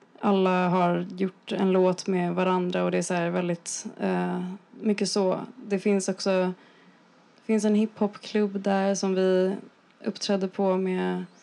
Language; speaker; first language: Swedish; native; Swedish